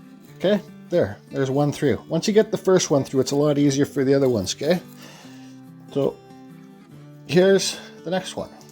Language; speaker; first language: English; native; English